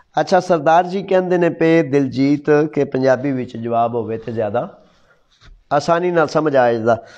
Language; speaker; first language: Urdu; non-native, local second language; Punjabi